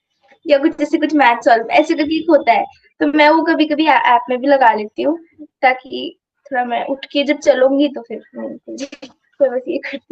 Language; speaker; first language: Hindi; native; Hindi